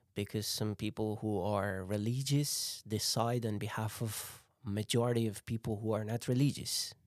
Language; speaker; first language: English; non-native, fluent; Persian